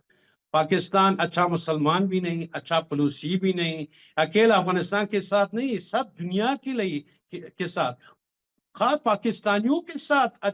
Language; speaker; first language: Hindi; non-native, fluent; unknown